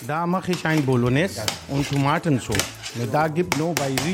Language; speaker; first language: German; non-native, learner; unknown